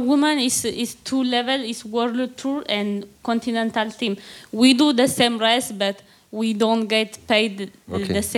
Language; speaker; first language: English; non-native, learner; Tigrinya